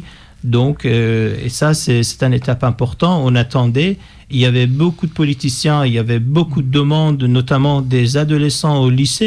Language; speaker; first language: French; non-native, fluent; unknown